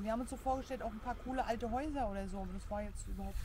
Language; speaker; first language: German; native; German